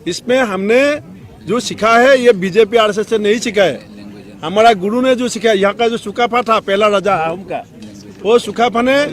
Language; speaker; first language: Hindi; non-native, local second language; Assamese